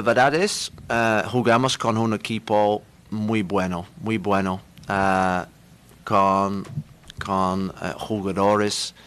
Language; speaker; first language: Spanish; non-native, learner; English